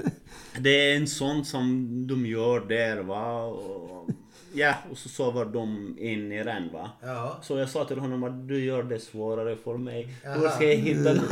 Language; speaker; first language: Swedish; non-native, fluent; Arabic